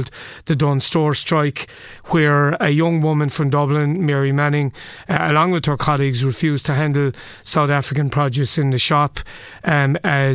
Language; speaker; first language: English; native; English